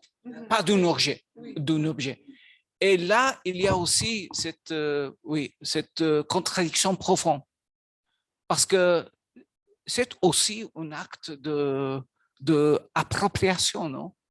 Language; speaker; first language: French; non-native, learner; Maltese